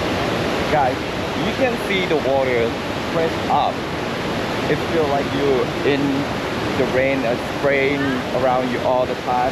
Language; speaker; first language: English; non-native, fluent; Japanese